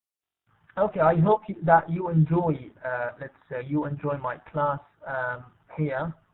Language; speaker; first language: English; non-native, fluent; Arabic